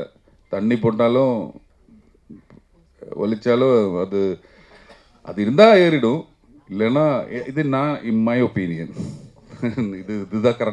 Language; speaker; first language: Tamil; non-native, learner; Malayalam